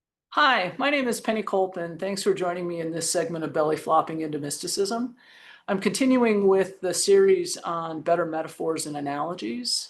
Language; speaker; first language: English; native; English